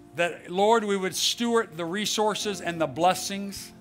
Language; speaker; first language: English; native; English